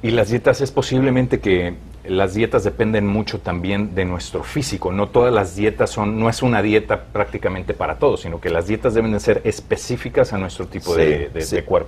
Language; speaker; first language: Spanish; native; Spanish